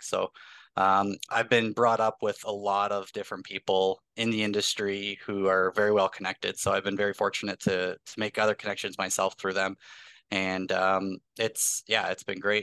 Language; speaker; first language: English; native; English